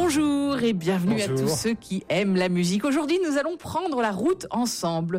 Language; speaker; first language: French; native; French